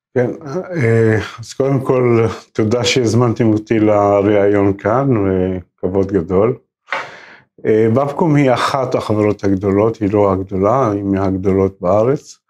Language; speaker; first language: Hebrew; non-native, local second language; Arabic